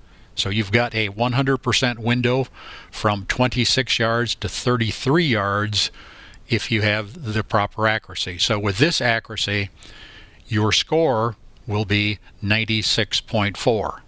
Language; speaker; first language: English; native; English